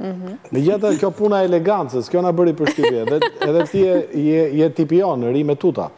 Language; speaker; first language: Albanian; native; Albanian